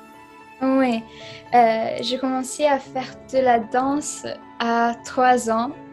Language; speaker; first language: French; non-native, fluent; Italian